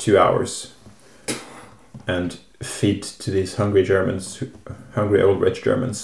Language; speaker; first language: English; non-native, fluent; Norwegian